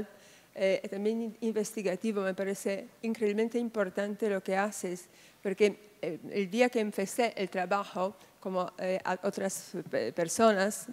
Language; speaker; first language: Spanish; non-native, fluent; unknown